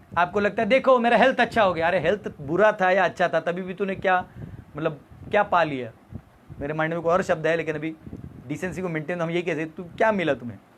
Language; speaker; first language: Hindi; non-native, local second language; Marathi